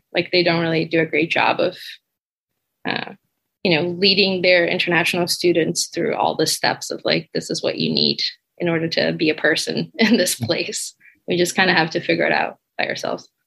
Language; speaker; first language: English; non-native, fluent; Portuguese